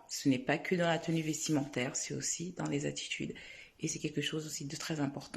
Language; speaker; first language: French; native; French